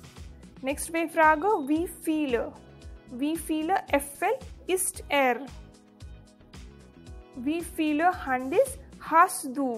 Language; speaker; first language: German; non-native, learner; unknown